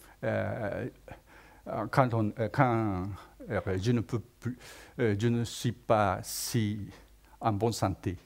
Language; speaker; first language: French; non-native, fluent; Japanese